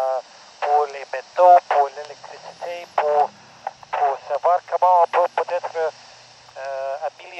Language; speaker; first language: French; non-native, local second language; English